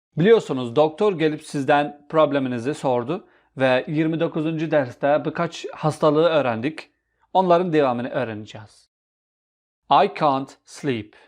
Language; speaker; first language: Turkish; non-native, fluent; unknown